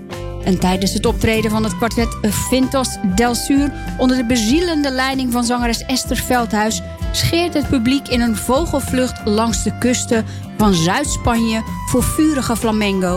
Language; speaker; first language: Dutch; native; Dutch